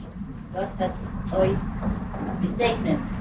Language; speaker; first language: German; non-native, learner; Vietnamese